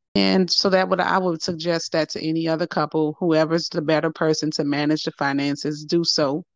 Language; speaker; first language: English; native; English